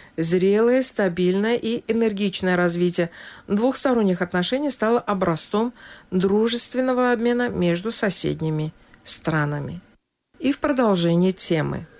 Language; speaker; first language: Russian; non-native, local second language; Tajik